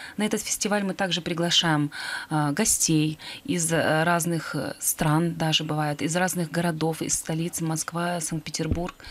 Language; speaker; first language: Russian; native; Russian